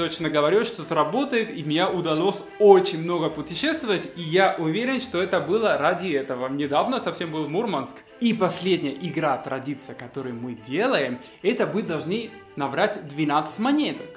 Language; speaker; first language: Russian; non-native, fluent; Spanish